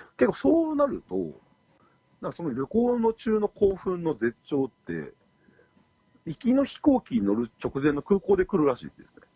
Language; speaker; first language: Japanese; native; Japanese